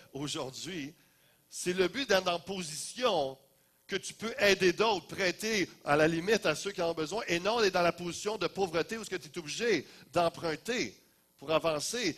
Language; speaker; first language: French; native; French